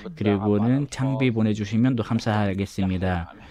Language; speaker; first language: Korean; non-native, fluent; Arabic